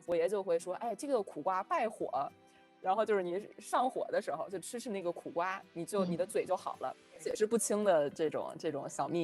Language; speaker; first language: Chinese; native; Chinese